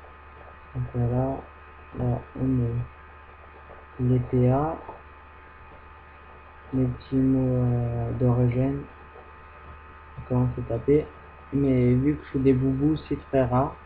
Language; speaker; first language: French; native; French